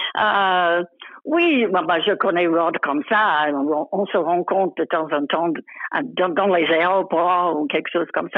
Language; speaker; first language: French; non-native, fluent; English